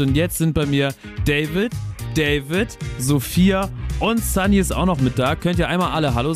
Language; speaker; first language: German; native; German